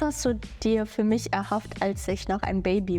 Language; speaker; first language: German; early bilingual, other home language; Bangla